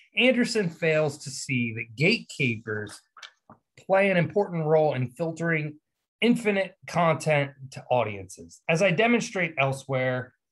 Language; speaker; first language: English; native; English